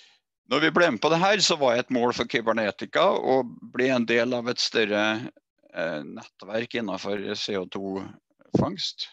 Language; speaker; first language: Norwegian; native; Norwegian